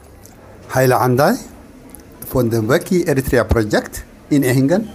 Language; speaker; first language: German; non-native, fluent; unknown